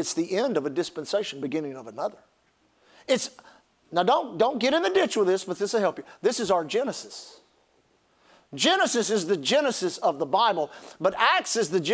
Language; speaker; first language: English; native; English